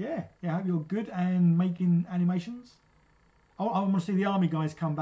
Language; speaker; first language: English; native; English